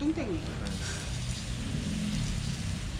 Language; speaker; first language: Korean; native; Korean